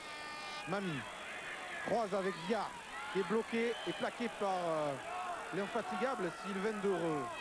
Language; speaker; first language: French; native; French